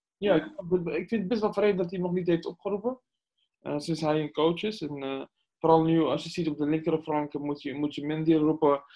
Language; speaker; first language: Dutch; early bilingual, other home language; Arabic